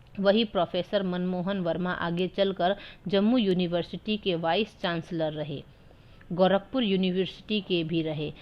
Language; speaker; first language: Hindi; native; Hindi